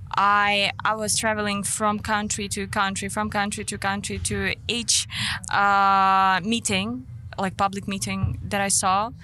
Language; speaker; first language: English; non-native, fluent; Ukrainian